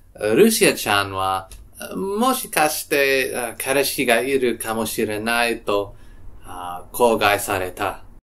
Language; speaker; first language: Japanese; non-native, learner; English